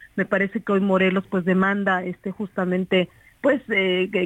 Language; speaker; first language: Spanish; native; Spanish